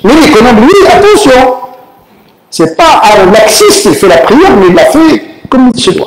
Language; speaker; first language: French; native; French